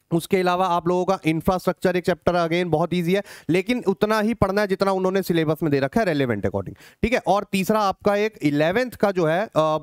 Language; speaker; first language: Hindi; native; Hindi